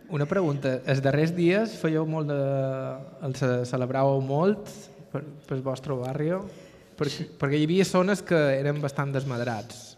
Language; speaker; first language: Catalan; native; Catalan